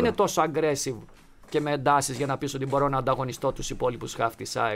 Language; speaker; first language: Greek; native; Greek